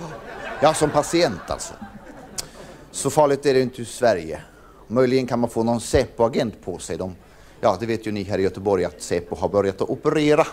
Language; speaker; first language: Swedish; native; Swedish